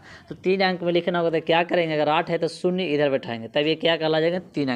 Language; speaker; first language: Hindi; native; Hindi